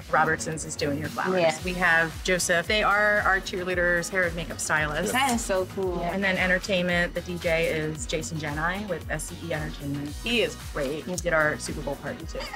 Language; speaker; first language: English; native; English